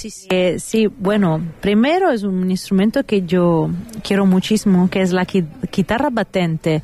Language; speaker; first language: Spanish; non-native, fluent; Italian